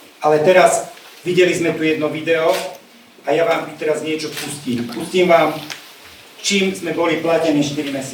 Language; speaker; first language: Ukrainian; non-native, learner; Slovak